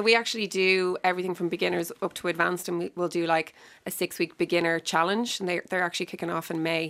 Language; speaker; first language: English; native; English